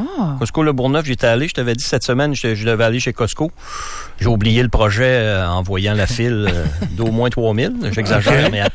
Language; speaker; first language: French; native; French